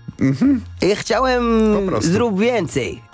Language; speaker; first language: Polish; non-native, learner; Arabic